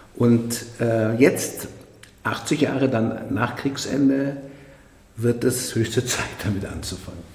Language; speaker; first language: German; native; German